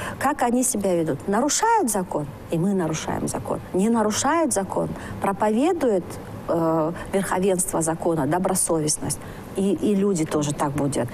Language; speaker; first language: Russian; non-native, local second language; Kyrgyz